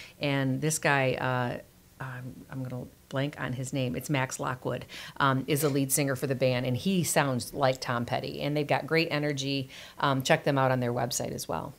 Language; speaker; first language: English; native; English